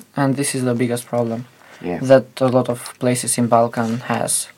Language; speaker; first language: English; non-native, fluent; Albanian